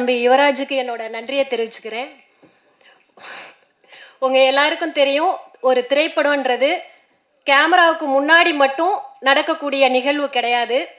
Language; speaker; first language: Tamil; native; Tamil